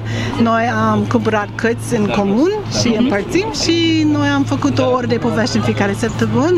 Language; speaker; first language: Romanian; non-native, learner; English